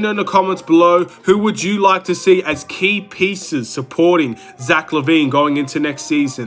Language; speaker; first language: English; native; English